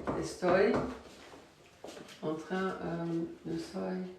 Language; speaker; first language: Spanish; non-native, learner; French